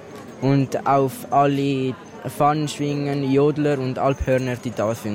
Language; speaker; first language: German; non-native, local second language; Italian